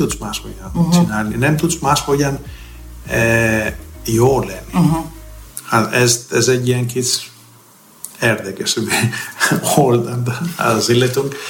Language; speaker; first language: Hungarian; non-native, fluent; Greek